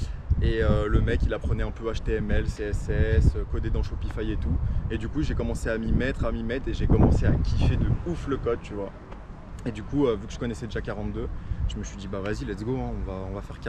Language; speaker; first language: French; native; French